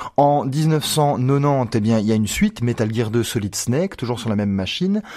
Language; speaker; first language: French; native; French